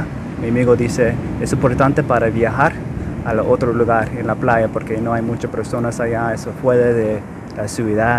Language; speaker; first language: Spanish; non-native, learner; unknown